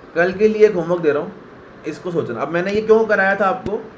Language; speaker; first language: Hindi; native; Hindi